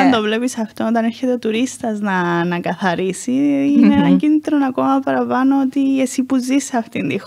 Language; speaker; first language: Greek; native; Greek